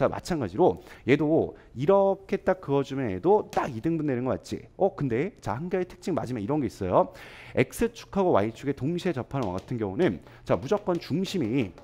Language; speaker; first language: Korean; native; Korean